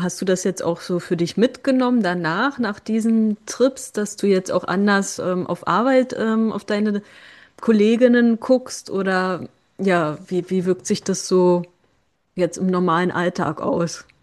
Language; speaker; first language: German; native; German